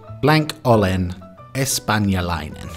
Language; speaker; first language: Finnish; non-native, learner; English